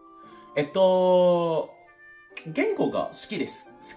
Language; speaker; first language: Japanese; non-native, learner; English